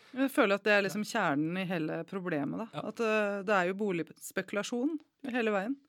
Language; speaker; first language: Norwegian; native; Norwegian